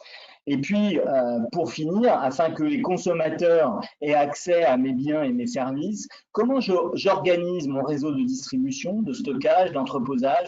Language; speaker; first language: French; native; French